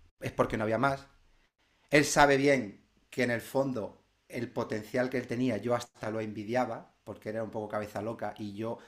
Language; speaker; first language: Spanish; native; Spanish